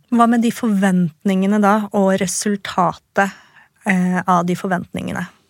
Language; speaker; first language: Norwegian; early bilingual, other home language; Persian